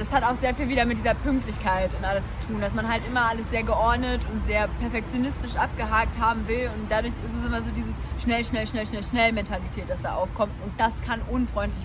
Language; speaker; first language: German; native; German